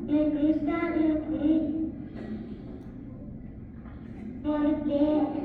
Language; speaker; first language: Spanish; non-native, learner; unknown